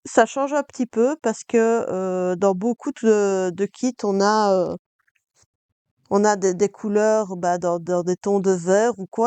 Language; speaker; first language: French; native; French